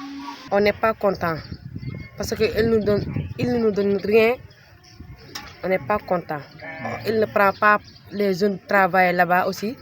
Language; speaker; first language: French; non-native, local second language; Wolof